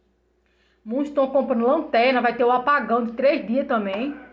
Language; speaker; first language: Portuguese; native; Portuguese